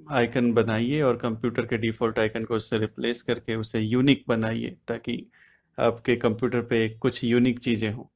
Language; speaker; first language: Hindi; native; Hindi